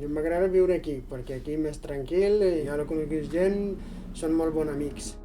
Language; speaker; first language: Catalan; non-native, learner; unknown